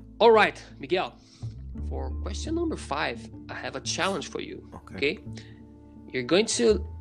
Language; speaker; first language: English; non-native, fluent; Portuguese